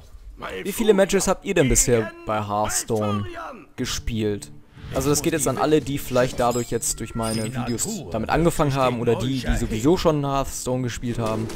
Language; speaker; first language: German; native; German